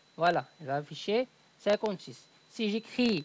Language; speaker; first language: French; native; French